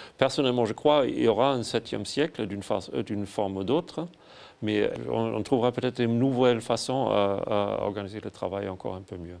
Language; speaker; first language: French; non-native, fluent; German